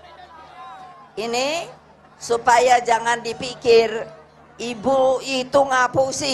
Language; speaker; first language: Indonesian; native; Indonesian